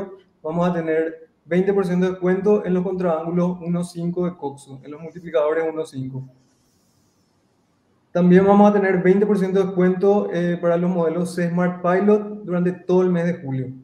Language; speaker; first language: Spanish; native; Spanish